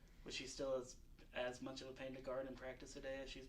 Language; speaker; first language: English; native; English